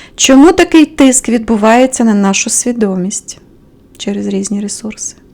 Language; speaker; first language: Ukrainian; native; Ukrainian